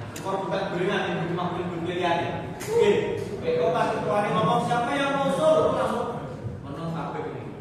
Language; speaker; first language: Indonesian; native; Indonesian